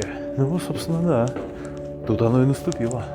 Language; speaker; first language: Russian; native; Russian